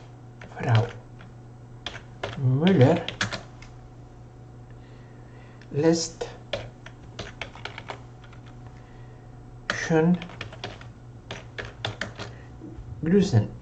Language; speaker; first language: German; non-native, fluent; Spanish